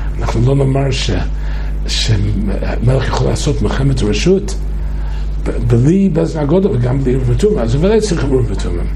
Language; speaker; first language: Hebrew; non-native, fluent; English